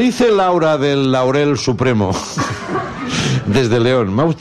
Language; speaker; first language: Spanish; native; Spanish